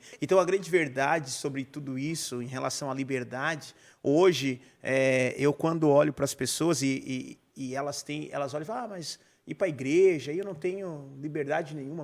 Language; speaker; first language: Portuguese; native; Portuguese